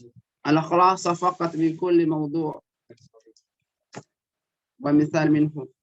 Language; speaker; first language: Arabic; non-native, fluent; Indonesian